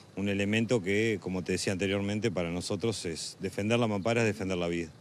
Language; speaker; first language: Spanish; native; Spanish